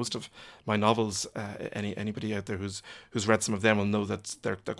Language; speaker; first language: English; native; English